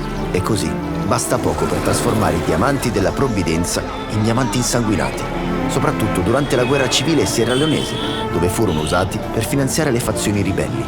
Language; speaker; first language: Italian; native; Italian